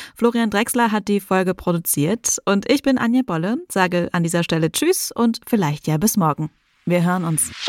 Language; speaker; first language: German; native; German